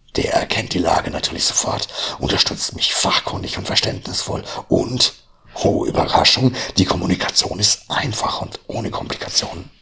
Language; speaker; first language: German; native; German